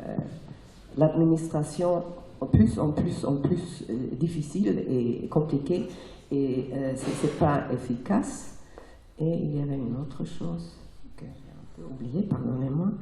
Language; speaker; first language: French; non-native, fluent; German